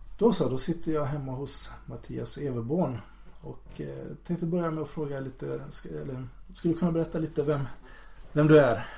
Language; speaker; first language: Swedish; native; Swedish